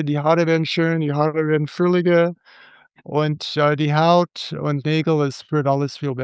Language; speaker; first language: German; non-native, fluent; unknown